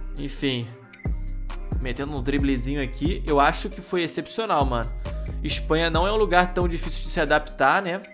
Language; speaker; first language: Portuguese; native; Portuguese